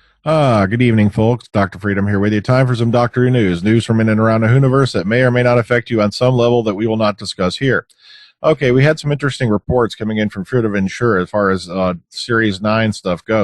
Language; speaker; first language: English; native; English